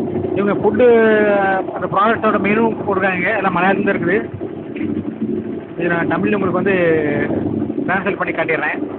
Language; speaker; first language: Tamil; native; Tamil